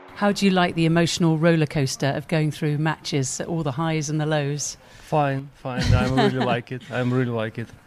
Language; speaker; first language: English; non-native, learner; Ukrainian